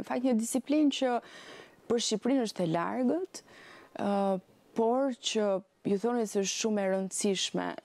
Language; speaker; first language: Albanian; native; Albanian